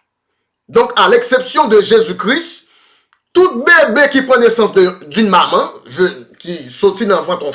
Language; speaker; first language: French; non-native, local second language; Haitian Creole